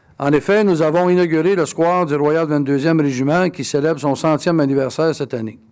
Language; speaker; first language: French; native; French